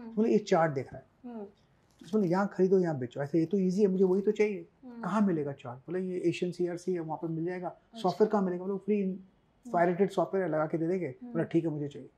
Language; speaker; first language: Hindi; non-native, local second language; Sindhi